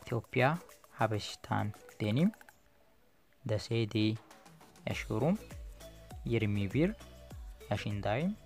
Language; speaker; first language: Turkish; non-native, learner; Amharic